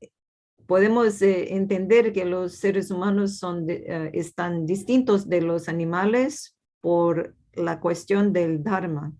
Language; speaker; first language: Spanish; non-native, fluent; Portuguese